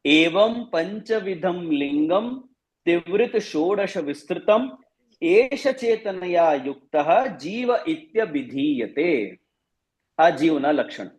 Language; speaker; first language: Hindi; non-native, local second language; Gujarati